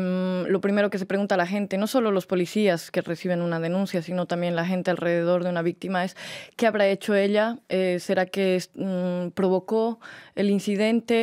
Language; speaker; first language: Spanish; native; Spanish